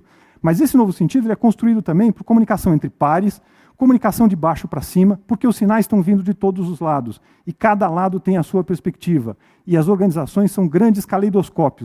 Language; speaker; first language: Portuguese; native; Portuguese